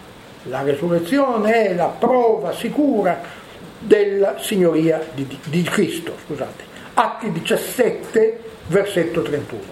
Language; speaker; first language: Italian; native; Italian